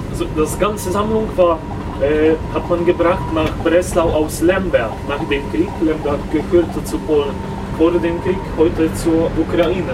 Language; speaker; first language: German; non-native, fluent; Polish